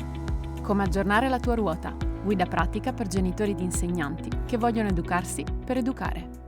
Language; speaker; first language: Italian; native; Italian